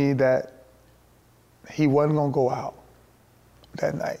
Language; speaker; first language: English; native; English